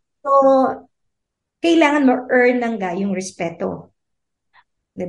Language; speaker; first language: Filipino; native; Filipino